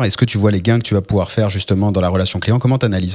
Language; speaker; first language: French; native; French